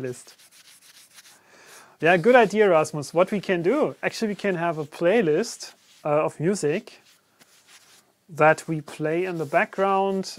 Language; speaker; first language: English; non-native, fluent; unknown